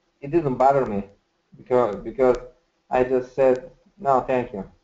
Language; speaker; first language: English; non-native, learner; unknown